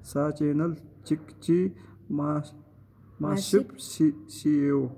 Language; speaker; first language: Korean; non-native, fluent; Mongolian